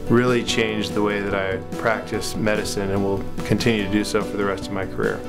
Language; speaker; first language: English; native; English